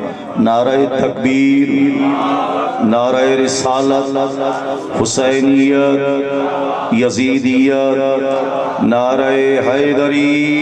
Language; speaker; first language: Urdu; non-native, local second language; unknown